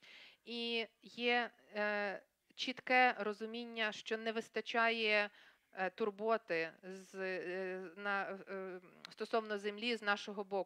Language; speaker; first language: Ukrainian; native; Ukrainian